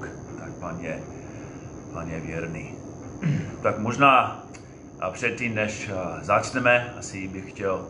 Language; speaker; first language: Czech; non-native, fluent; English